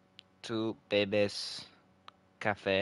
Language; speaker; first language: Spanish; non-native, learner; English